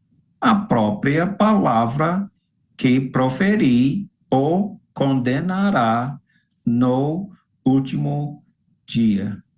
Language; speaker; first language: Portuguese; non-native, fluent; English